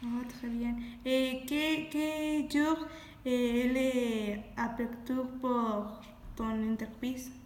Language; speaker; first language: French; non-native, learner; Spanish